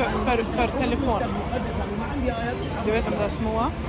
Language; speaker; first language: Swedish; non-native, fluent; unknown